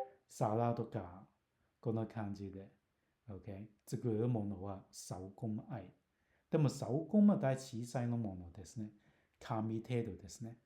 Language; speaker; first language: Japanese; non-native, fluent; Cantonese